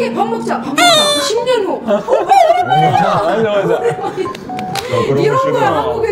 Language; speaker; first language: Korean; non-native, fluent; Arabic